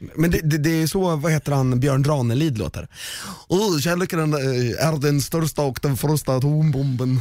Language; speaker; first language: Swedish; native; Swedish